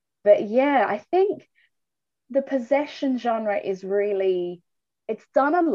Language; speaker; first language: English; native; English